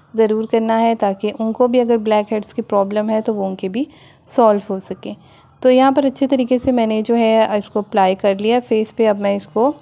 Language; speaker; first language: Hindi; native; Hindi